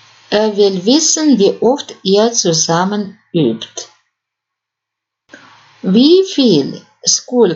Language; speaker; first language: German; non-native, fluent; Russian